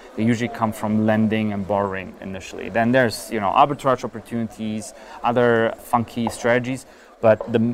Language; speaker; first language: English; non-native, fluent; German